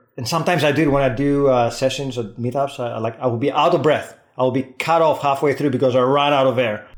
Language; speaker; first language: English; non-native, fluent; Greek